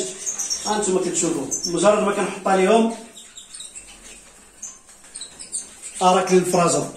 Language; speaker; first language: Arabic; native; Arabic